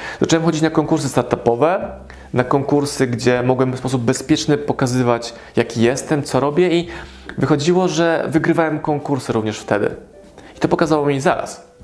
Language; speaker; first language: Polish; native; Polish